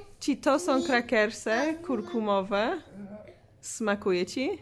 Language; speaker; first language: Polish; non-native, learner; English